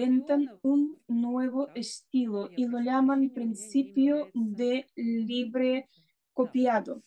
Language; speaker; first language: Spanish; non-native, fluent; Russian